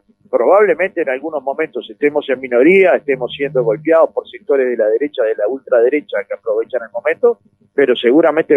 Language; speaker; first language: Spanish; native; Spanish